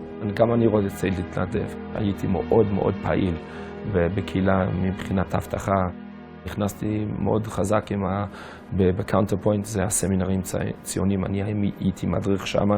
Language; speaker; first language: Hebrew; non-native, fluent; English